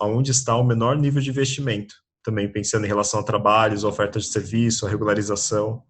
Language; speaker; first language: Portuguese; native; Portuguese